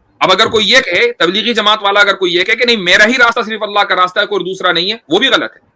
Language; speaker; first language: Urdu; native; Urdu